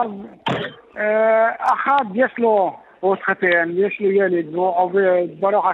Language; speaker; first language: Hebrew; non-native, local second language; Arabic